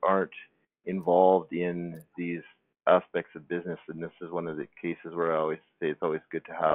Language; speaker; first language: English; native; English